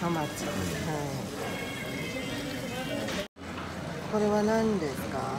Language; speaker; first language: Japanese; non-native, learner; Thai